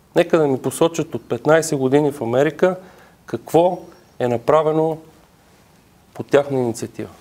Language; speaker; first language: Bulgarian; native; Bulgarian